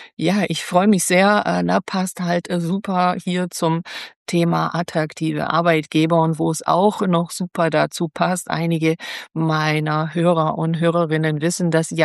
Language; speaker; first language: German; native; German